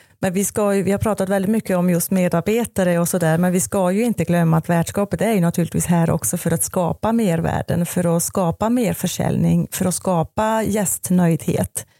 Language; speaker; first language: Swedish; non-native, fluent; German